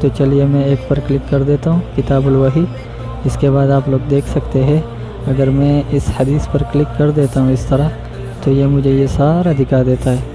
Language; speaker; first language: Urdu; non-native, local second language; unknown